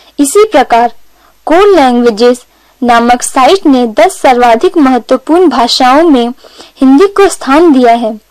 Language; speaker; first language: Hindi; native; Hindi